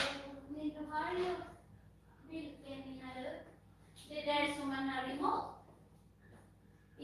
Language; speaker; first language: Swedish; non-native, fluent; Filipino